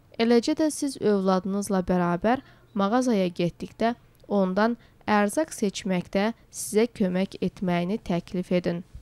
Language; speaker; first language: Azerbaijani; non-native, local second language; Georgian